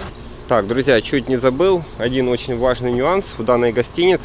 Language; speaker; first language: Russian; native; Russian